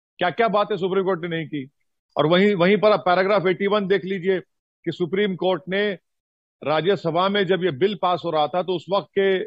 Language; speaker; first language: Hindi; native; Hindi